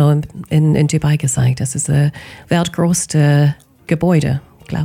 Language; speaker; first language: German; non-native, fluent; English